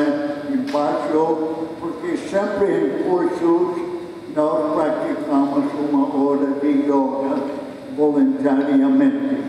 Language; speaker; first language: Portuguese; non-native, fluent; English